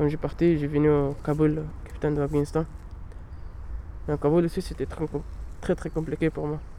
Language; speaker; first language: French; non-native, learner; Pashto